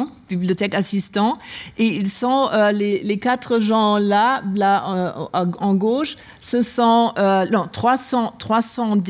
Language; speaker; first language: French; non-native, learner; German